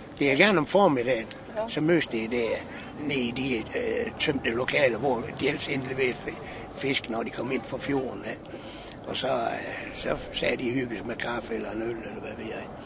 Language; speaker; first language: Danish; native; Danish